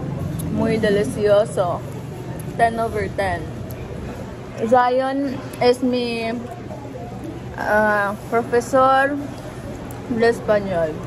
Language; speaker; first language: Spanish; non-native, learner; Filipino